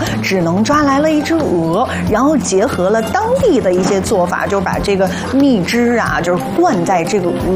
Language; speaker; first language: Chinese; native; Chinese